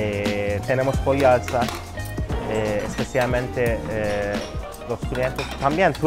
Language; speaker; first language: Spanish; non-native, fluent; Turkish